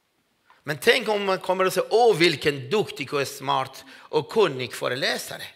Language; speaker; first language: Swedish; non-native, fluent; Persian